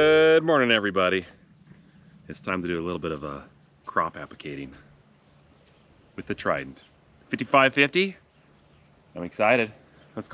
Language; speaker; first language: English; native; English